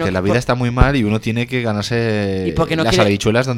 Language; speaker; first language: Spanish; native; Spanish